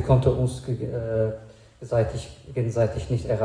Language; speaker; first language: German; non-native, fluent; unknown